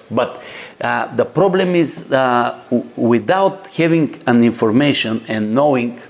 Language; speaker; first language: English; non-native, learner; Bulgarian